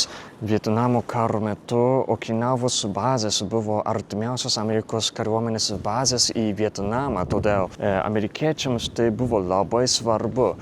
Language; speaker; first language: Lithuanian; non-native, fluent; Japanese